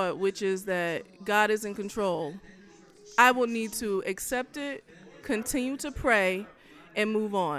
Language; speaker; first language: English; native; English